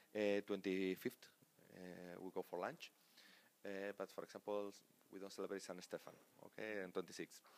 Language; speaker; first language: English; non-native, fluent; Spanish